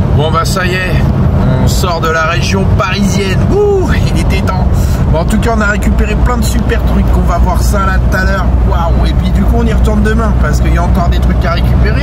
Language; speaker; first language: French; native; French